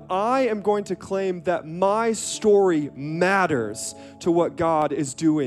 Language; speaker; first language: English; native; English